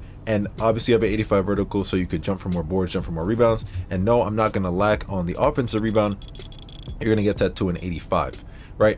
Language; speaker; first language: English; native; English